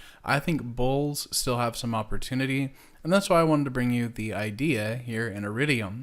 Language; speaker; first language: English; native; English